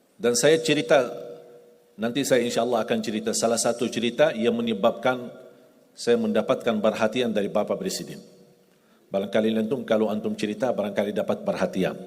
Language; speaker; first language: Indonesian; non-native, fluent; Arabic